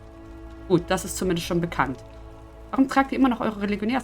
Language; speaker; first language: German; native; German